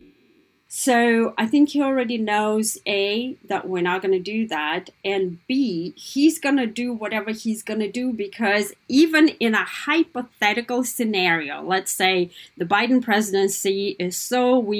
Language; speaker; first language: English; non-native, fluent; Kazakh